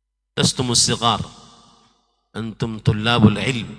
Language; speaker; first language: Arabic; non-native, fluent; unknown